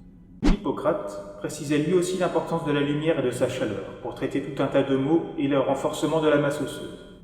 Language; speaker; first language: French; native; French